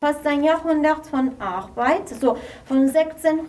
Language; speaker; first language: German; non-native, fluent; Italian